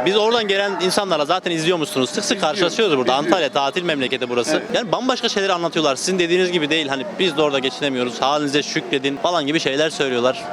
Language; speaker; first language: Turkish; native; Turkish